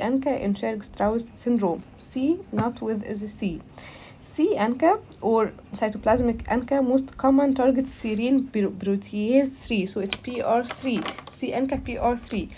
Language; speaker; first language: English; non-native, fluent; Arabic